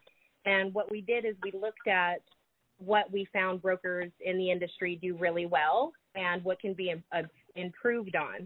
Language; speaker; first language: English; native; English